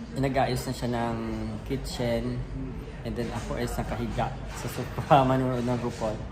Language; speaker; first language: Filipino; non-native, local second language; Bikol